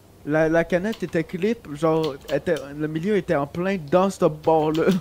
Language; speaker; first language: French; native; French